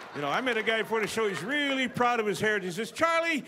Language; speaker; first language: English; native; English